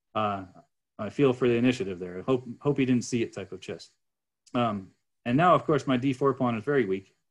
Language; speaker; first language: English; native; English